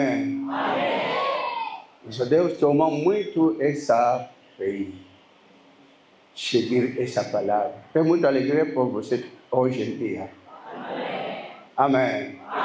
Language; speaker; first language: Portuguese; non-native, learner; Lingala